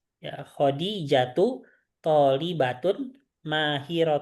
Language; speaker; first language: Arabic; non-native, fluent; Indonesian